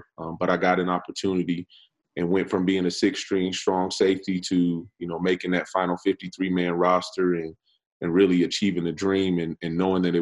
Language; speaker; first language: English; native; English